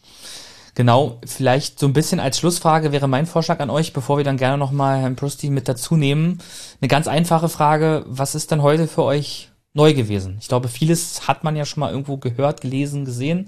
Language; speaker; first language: German; native; German